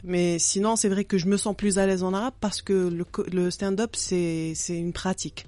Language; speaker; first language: French; non-native, local second language; Arabic